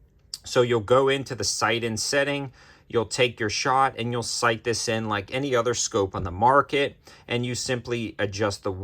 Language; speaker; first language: English; native; English